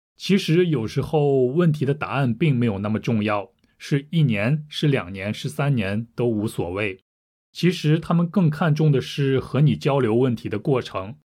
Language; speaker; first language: Chinese; native; Chinese